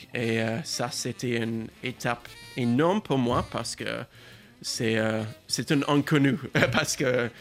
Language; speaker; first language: French; non-native, learner; English